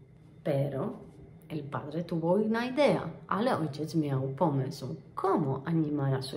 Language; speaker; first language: Spanish; non-native, fluent; Polish